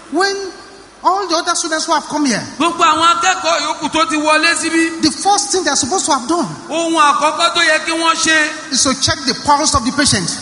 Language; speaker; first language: English; non-native, local second language; Yoruba